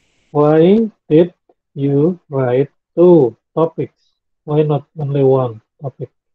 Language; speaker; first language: English; non-native, fluent; Indonesian